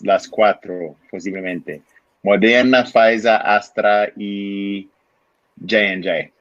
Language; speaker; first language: Spanish; non-native, learner; English